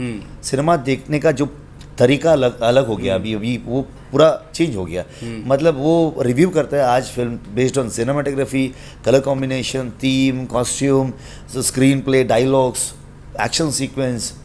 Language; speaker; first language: Hindi; non-native, local second language; Kannada